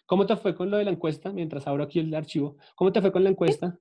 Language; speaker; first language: Spanish; native; Spanish